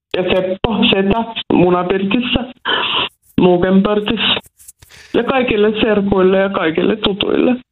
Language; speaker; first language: Finnish; non-native, local second language; Swedish